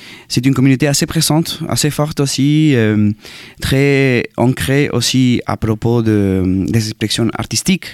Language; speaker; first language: French; non-native, fluent; Spanish